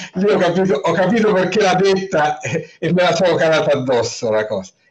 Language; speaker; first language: Italian; native; Italian